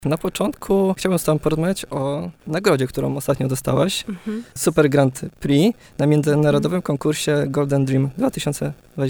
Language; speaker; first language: Polish; native; Polish